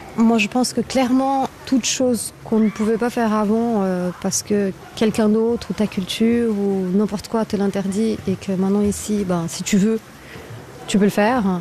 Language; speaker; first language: French; non-native, fluent; Portuguese